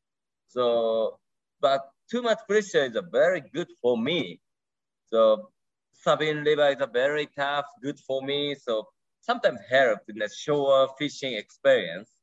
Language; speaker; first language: English; non-native, learner; Japanese